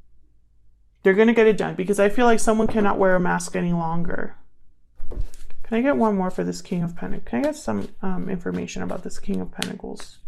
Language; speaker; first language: English; native; English